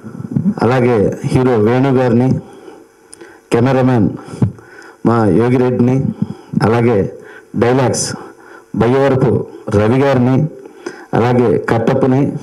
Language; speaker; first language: Telugu; native; Telugu